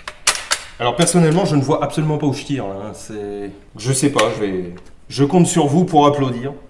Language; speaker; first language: French; native; French